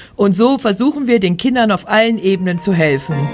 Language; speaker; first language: German; native; German